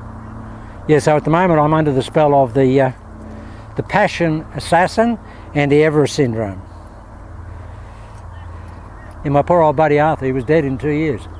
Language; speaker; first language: English; native; English